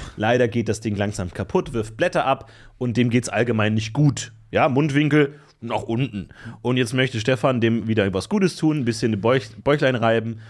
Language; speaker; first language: German; native; German